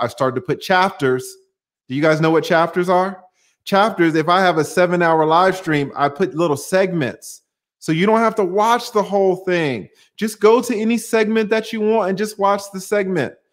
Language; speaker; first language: English; native; English